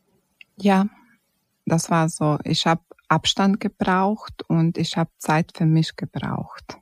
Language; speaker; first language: German; non-native, fluent; Croatian